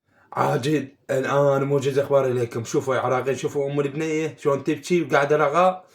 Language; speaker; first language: Arabic; native; Arabic